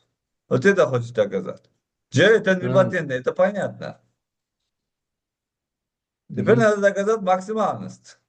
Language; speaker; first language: Russian; non-native, local second language; Uzbek